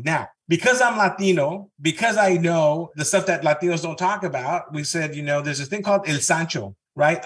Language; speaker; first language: English; early bilingual, other home language; Spanish